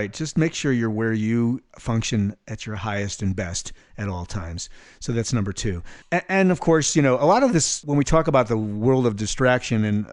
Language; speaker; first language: English; native; English